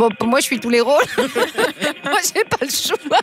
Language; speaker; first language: French; native; French